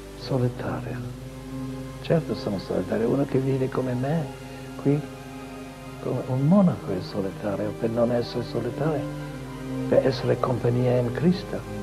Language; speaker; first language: Italian; non-native, fluent; English